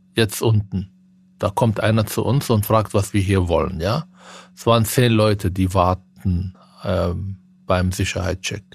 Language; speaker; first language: German; non-native, fluent; Arabic